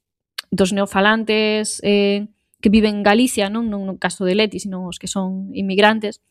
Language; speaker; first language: Galician; native; Galician